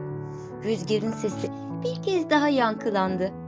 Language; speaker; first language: Turkish; native; Turkish